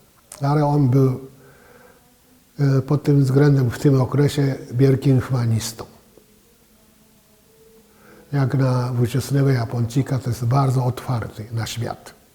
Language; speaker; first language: Polish; non-native, fluent; Japanese